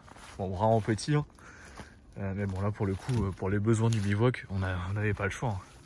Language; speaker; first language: French; native; French